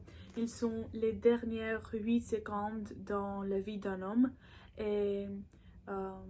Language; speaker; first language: French; non-native, learner; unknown